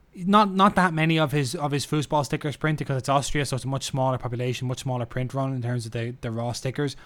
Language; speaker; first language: English; native; English